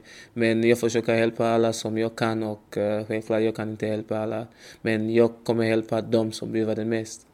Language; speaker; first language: Swedish; non-native, learner; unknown